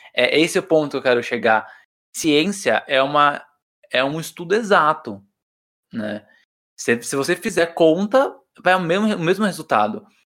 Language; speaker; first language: Portuguese; native; Portuguese